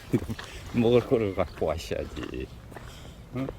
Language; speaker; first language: Korean; native; Korean